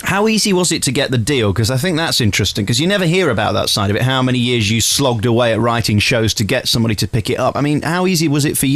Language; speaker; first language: English; native; English